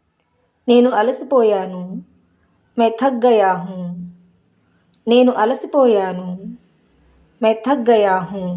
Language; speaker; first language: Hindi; non-native, local second language; Telugu